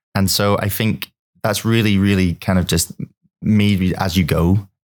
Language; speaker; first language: English; native; English